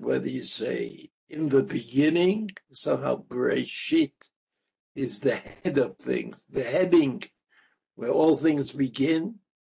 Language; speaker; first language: English; native; English